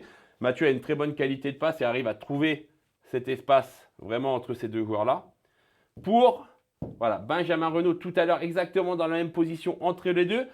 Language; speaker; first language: French; native; French